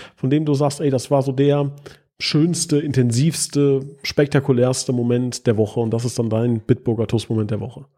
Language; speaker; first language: German; non-native, fluent; Arabic